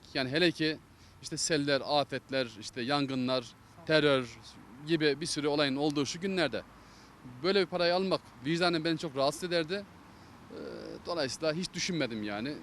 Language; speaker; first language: Turkish; native; Turkish